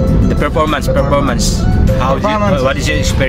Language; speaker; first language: English; non-native, local second language; Filipino